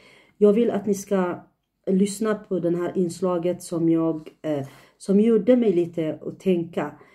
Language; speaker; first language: Swedish; non-native, fluent; Tigrinya